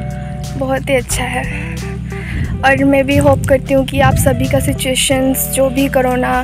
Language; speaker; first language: Hindi; native; Hindi